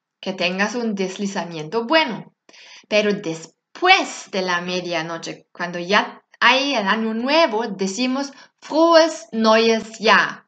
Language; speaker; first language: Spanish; non-native, fluent; German